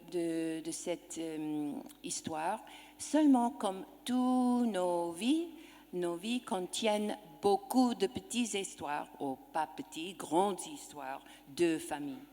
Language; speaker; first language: French; non-native, learner; English